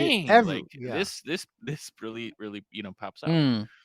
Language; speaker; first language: English; native; English